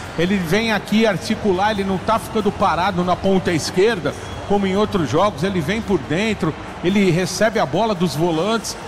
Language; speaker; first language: Portuguese; native; Portuguese